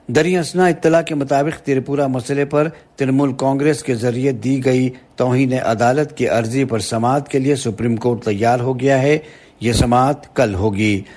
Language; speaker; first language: Urdu; native; Urdu